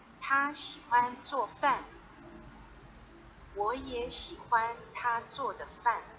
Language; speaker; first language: Chinese; non-native, fluent; Thai